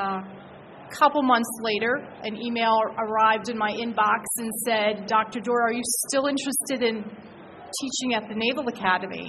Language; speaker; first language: English; native; English